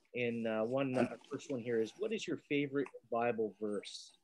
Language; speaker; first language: English; native; English